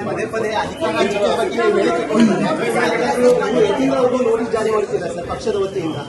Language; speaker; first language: Kannada; native; Kannada